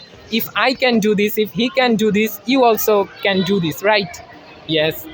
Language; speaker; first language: English; non-native, fluent; Bangla